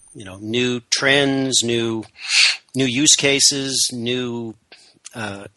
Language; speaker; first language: English; native; English